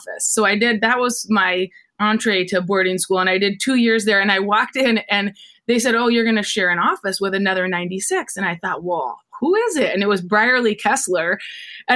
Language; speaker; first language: English; native; English